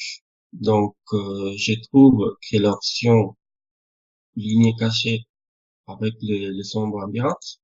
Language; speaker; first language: French; non-native, fluent; Spanish